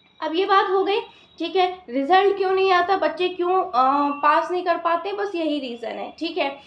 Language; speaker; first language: Hindi; native; Hindi